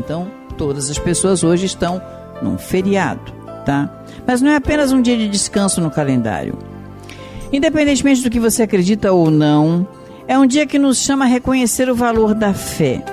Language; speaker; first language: Portuguese; native; Portuguese